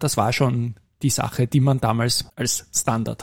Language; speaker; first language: German; native; German